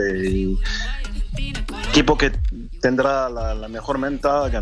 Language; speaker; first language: Spanish; non-native, fluent; French